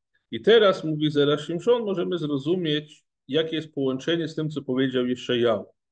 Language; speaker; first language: Polish; non-native, fluent; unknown